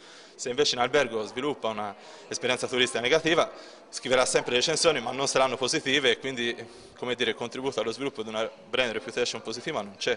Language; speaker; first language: Italian; native; Italian